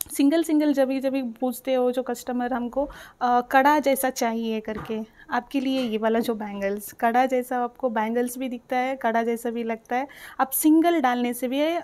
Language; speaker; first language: Hindi; non-native, local second language; Telugu